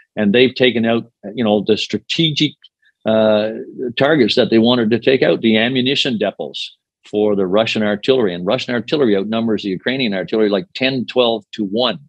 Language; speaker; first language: English; native; English